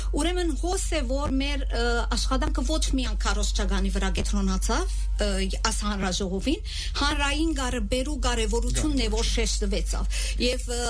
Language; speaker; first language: Armenian; native; Armenian